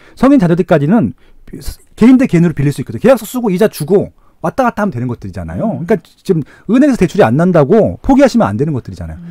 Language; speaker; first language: Korean; native; Korean